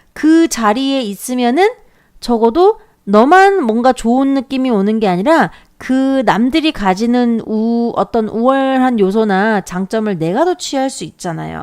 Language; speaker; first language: Korean; native; Korean